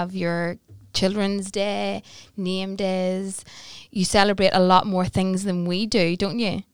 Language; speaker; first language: English; native; English